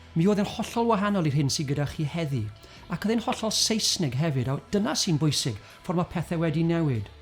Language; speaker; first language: Welsh; native; Welsh